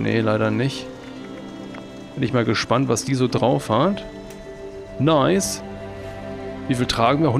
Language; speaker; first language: German; native; German